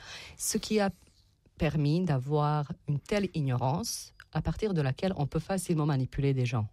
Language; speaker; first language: French; non-native, fluent; Serbian